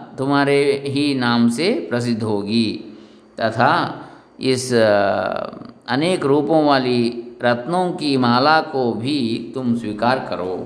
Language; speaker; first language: Hindi; non-native, local second language; Kannada